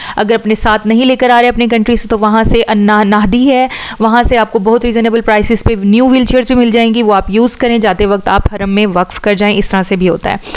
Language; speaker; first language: Urdu; non-native, local second language; Punjabi